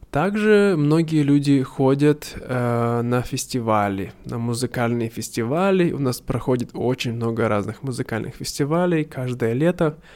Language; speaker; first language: Russian; native; Russian